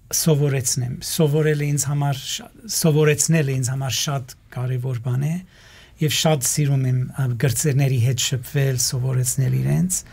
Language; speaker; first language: Armenian; early bilingual, heritage; Armenian